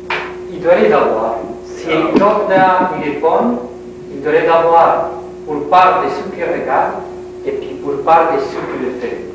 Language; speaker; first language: French; non-native, learner; Spanish